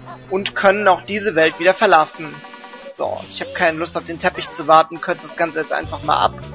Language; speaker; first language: German; native; German